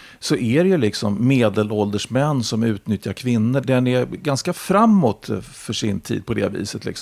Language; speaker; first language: Swedish; native; Swedish